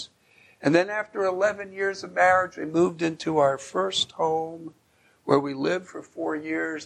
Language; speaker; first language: English; native; English